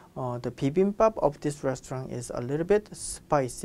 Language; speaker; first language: English; non-native, fluent; Korean